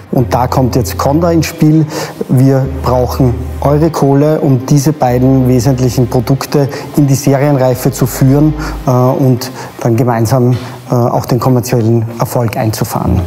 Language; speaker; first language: German; native; German